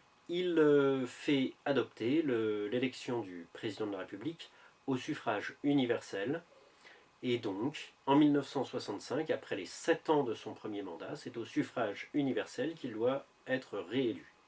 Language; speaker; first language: French; native; French